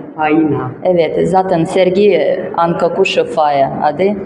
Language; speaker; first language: Turkish; non-native, learner; Russian